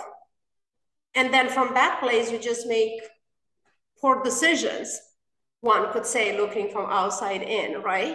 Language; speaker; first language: English; non-native, fluent; Romanian